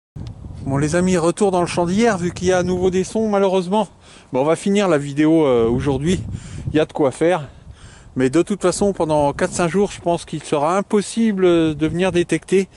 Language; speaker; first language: French; native; French